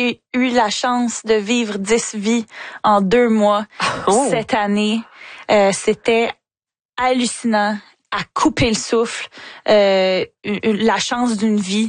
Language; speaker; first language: French; native; French